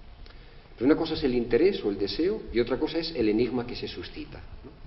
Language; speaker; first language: Spanish; native; Spanish